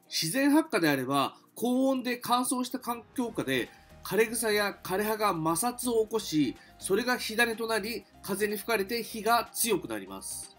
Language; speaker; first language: Japanese; native; Japanese